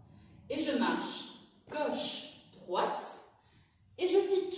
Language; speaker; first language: French; native; French